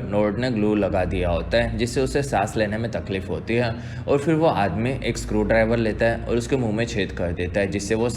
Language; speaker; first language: Hindi; native; Hindi